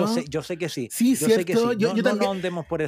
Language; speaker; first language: Spanish; native; Spanish